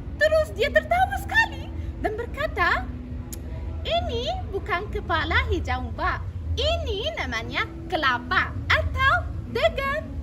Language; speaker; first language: Indonesian; non-native, fluent; Arabic